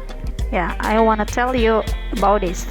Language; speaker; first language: English; non-native, learner; Indonesian